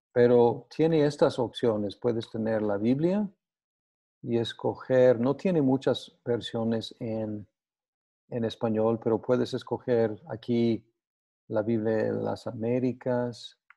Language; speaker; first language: Spanish; non-native, fluent; English